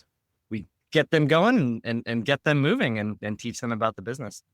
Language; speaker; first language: English; native; English